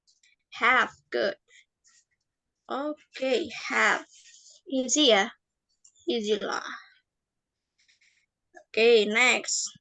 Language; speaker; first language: English; non-native, fluent; Indonesian